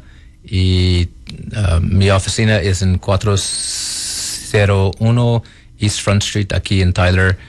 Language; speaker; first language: Spanish; non-native, learner; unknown